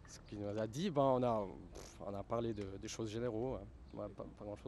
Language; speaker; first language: French; non-native, fluent; German